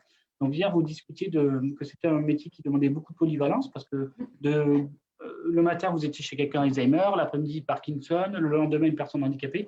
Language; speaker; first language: French; native; French